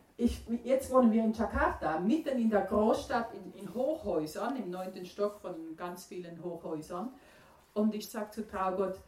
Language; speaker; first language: German; native; German